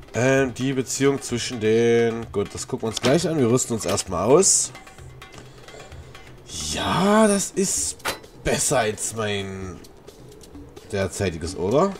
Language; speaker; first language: German; native; German